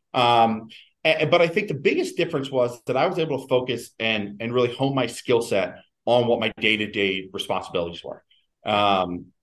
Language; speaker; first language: English; native; English